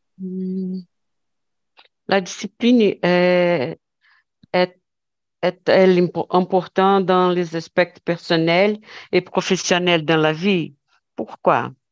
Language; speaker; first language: French; non-native, learner; Portuguese